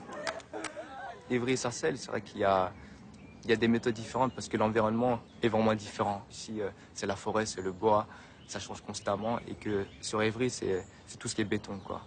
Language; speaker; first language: French; native; French